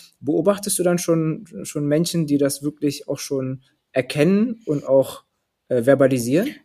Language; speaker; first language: German; early bilingual, other home language; Turkish